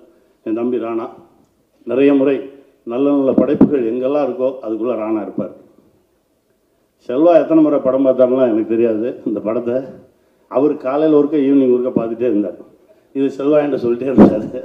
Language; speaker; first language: Tamil; native; Tamil